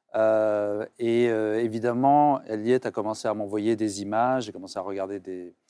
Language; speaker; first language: French; non-native, local second language; Arabic